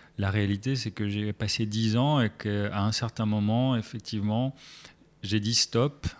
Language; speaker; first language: French; early bilingual, other home language; German